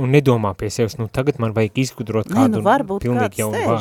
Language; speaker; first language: Latvian; native; Latvian